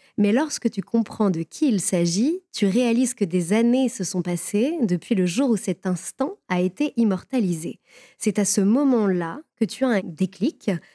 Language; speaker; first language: French; native; French